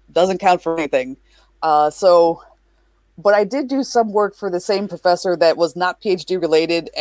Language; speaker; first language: English; native; English